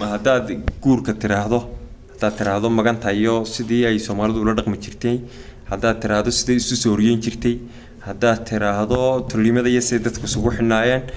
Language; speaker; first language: Somali; native; Somali